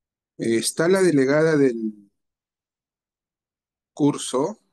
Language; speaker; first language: Spanish; native; Spanish